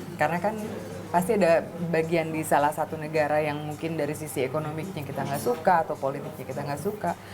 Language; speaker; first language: Indonesian; native; Indonesian